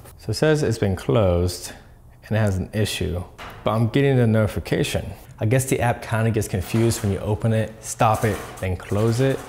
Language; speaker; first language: English; native; English